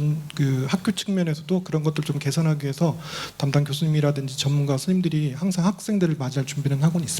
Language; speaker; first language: Korean; native; Korean